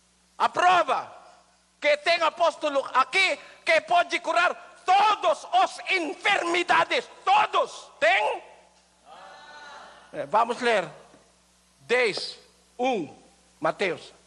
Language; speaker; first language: Portuguese; non-native, learner; Filipino